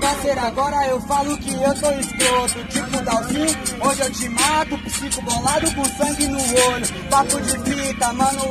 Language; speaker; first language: Portuguese; native; Portuguese